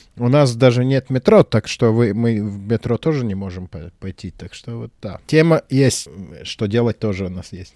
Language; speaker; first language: Russian; non-native, local second language; Latvian